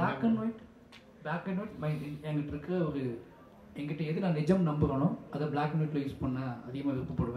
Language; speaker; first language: Tamil; native; Tamil